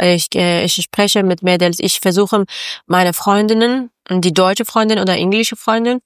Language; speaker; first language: German; non-native, learner; Persian